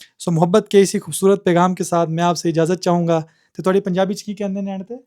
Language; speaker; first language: Urdu; native; Urdu